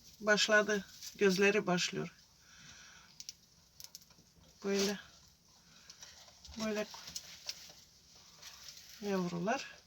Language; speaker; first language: Turkish; non-native, fluent; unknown